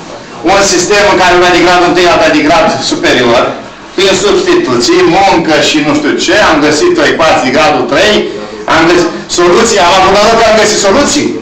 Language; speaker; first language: Romanian; native; Romanian